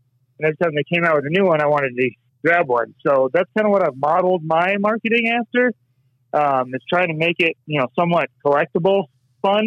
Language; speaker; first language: English; native; English